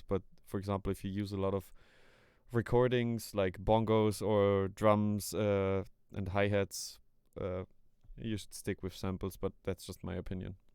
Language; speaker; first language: English; non-native, fluent; German